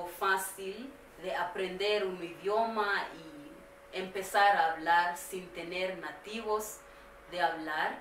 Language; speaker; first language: Spanish; non-native, learner; Swahili